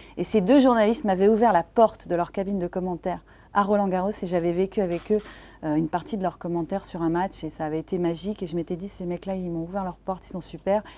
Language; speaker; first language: French; native; French